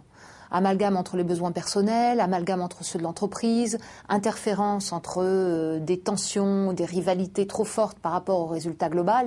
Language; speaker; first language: French; native; French